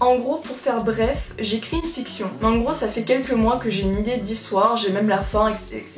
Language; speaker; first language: French; native; French